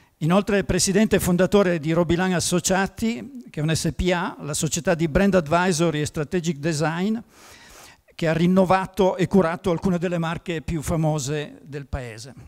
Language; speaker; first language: Italian; native; Italian